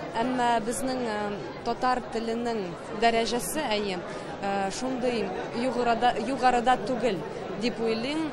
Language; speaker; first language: Tatar; early bilingual, heritage; Tatar